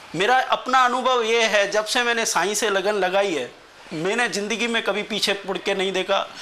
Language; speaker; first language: Hindi; non-native, local second language; Sindhi